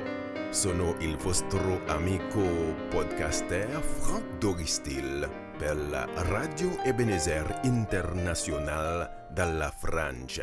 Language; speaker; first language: Italian; non-native, fluent; French